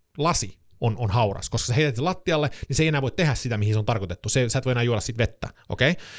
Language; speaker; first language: Finnish; early bilingual, heritage; Finnish